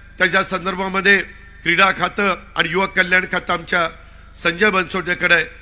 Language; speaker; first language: Marathi; native; Marathi